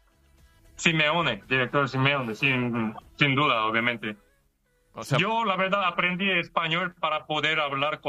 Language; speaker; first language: Spanish; non-native, fluent; Korean